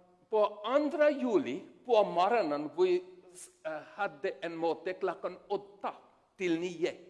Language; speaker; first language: Swedish; non-native, learner; Urdu